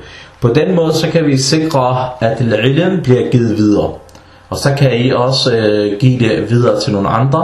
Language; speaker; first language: Danish; non-native, fluent; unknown